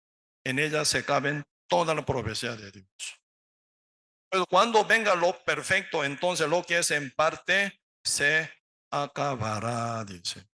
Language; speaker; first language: Spanish; non-native, learner; Korean